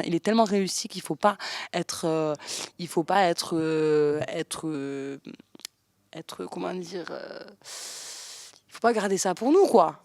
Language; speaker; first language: French; native; French